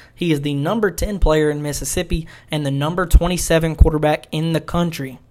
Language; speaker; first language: English; native; English